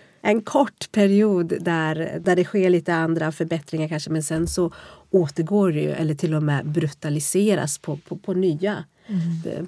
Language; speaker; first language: Swedish; native; Swedish